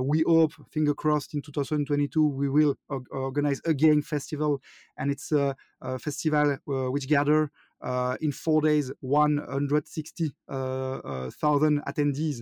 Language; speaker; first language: English; non-native, fluent; French